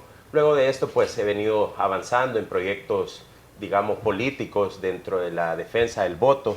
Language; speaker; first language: Spanish; native; Spanish